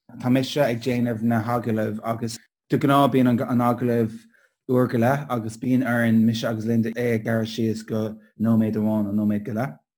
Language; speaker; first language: Irish; non-native, local second language; English